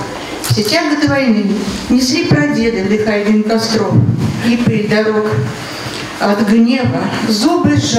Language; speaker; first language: Russian; native; Russian